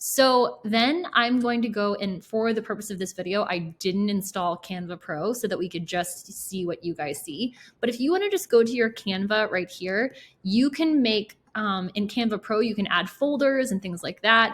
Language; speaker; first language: English; native; English